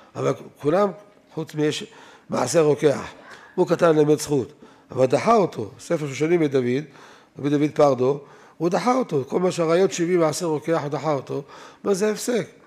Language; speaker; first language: Hebrew; native; Hebrew